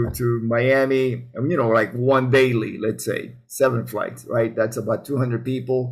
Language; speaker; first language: English; early bilingual, other home language; Spanish